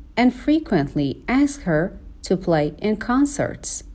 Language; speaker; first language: English; non-native, fluent; Persian